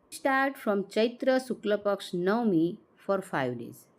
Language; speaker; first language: English; non-native, local second language; Gujarati